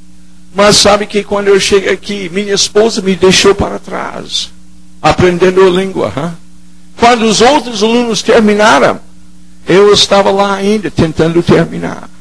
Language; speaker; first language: Portuguese; non-native, fluent; English